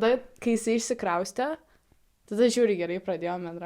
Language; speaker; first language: Lithuanian; native; Lithuanian